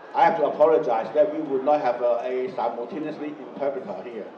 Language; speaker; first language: English; non-native, learner; Chinese